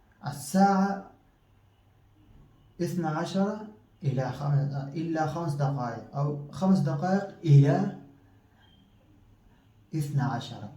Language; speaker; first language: Arabic; non-native, fluent; Pashto